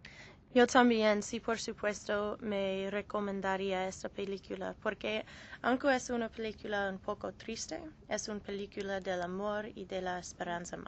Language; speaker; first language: Spanish; non-native, learner; English